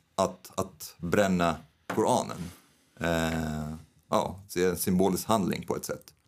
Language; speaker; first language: Swedish; non-native, fluent; Arabic